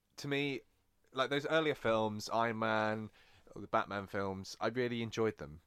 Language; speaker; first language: English; native; English